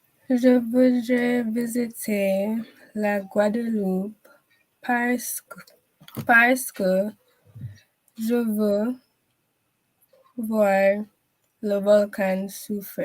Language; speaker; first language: French; non-native, learner; English